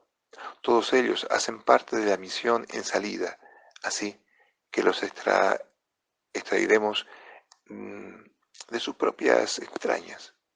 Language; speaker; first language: Spanish; non-native, fluent; Italian